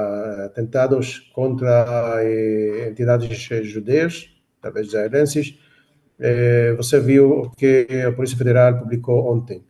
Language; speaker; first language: Portuguese; non-native, fluent; Hebrew